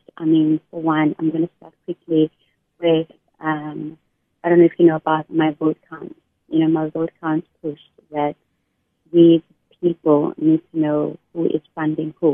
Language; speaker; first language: English; non-native, local second language; Xhosa